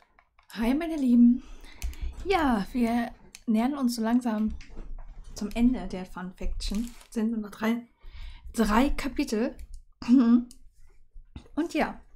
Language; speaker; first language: German; native; German